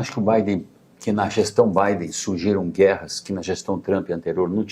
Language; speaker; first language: Portuguese; native; Portuguese